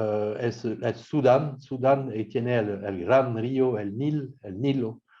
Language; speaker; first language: Spanish; non-native, fluent; French